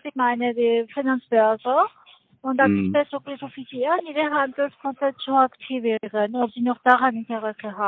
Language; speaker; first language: German; non-native, learner; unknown